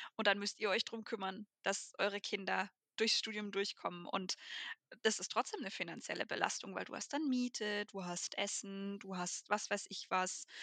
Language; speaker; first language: German; native; German